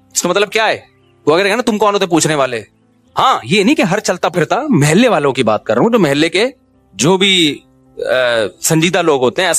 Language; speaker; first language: Urdu; native; Urdu